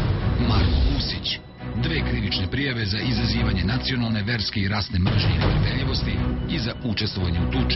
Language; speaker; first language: Serbian; native; Serbian